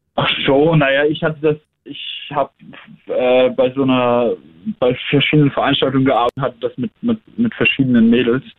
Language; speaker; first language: German; early bilingual, other home language; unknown